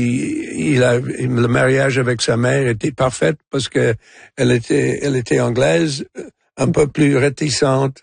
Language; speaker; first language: French; non-native, local second language; English